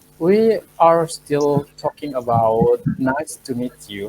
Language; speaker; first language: English; non-native, fluent; Indonesian